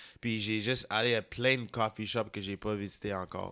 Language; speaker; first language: French; native; French